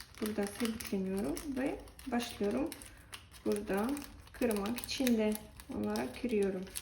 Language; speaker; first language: Turkish; non-native, learner; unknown